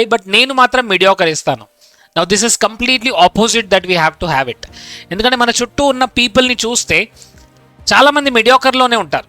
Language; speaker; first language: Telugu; native; Telugu